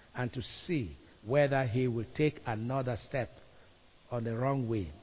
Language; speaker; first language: English; non-native, local second language; Igbo